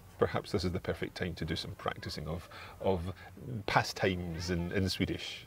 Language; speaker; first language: English; native; English